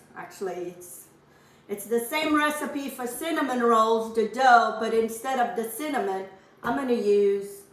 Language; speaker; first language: English; non-native, fluent; Portuguese